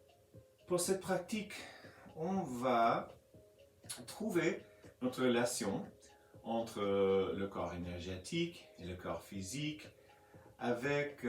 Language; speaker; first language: French; non-native, fluent; English